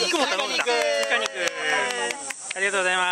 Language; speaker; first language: Japanese; native; Japanese